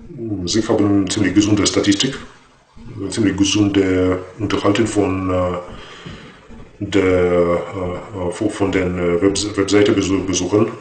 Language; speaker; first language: German; non-native, fluent; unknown